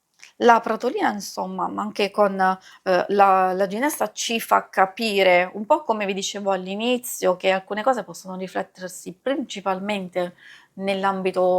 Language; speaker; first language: Italian; native; Italian